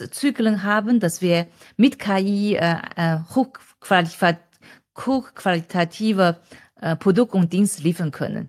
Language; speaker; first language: German; non-native, fluent; Chinese